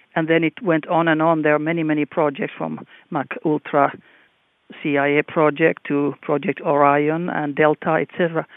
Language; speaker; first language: English; non-native, fluent; Finnish